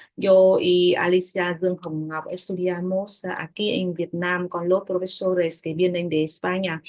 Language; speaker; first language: Spanish; non-native, fluent; Vietnamese